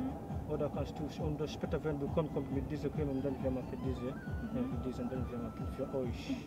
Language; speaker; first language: German; non-native, learner; Swahili